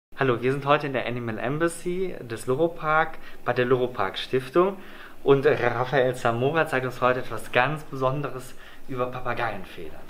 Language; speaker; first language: German; native; German